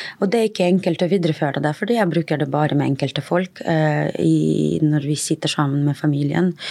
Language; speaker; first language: Norwegian; non-native, fluent; Russian